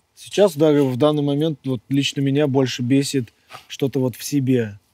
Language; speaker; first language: Russian; native; Russian